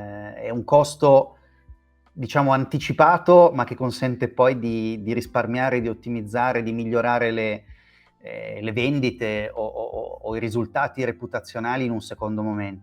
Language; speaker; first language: Italian; native; Italian